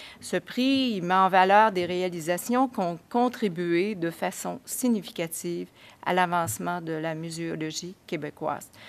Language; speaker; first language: French; native; French